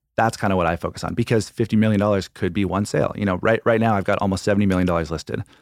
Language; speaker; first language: English; native; English